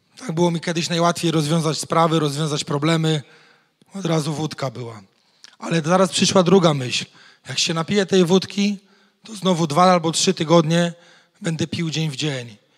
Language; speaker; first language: Polish; native; Polish